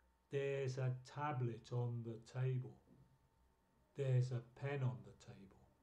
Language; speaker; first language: English; native; English